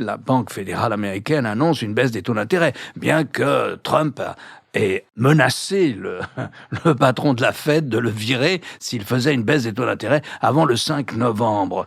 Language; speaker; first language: French; native; French